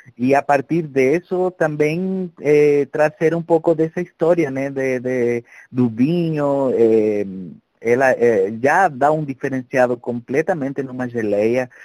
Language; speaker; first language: Portuguese; non-native, fluent; Spanish